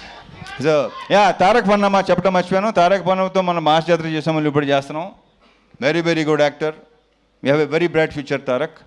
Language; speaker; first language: Telugu; native; Telugu